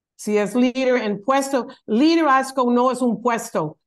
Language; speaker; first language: Spanish; non-native, learner; English